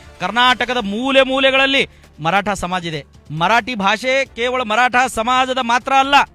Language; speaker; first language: Kannada; non-native, local second language; Marathi